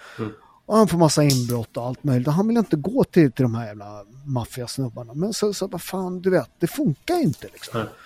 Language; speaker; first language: Swedish; early bilingual, other home language; Italian